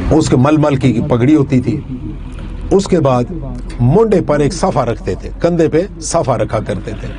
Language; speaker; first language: Urdu; non-native, local second language; Punjabi